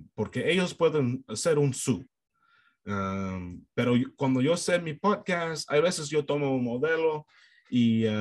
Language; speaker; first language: Spanish; non-native, learner; English